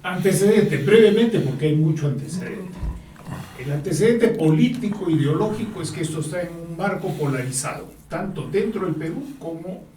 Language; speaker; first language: Spanish; native; Spanish